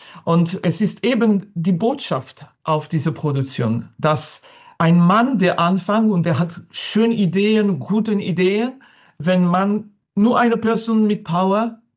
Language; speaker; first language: German; non-native, fluent; French